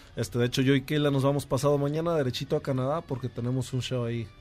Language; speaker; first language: Spanish; native; Spanish